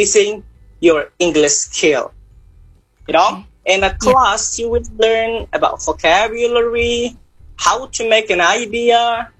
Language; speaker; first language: English; non-native, fluent; Indonesian